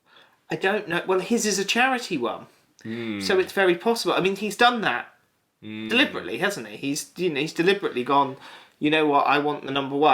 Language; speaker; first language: English; native; English